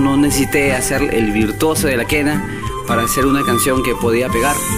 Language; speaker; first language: Spanish; native; Spanish